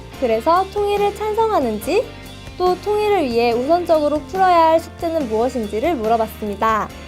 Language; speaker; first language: Korean; native; Korean